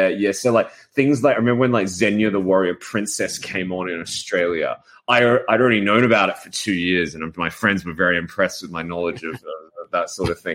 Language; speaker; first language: English; native; English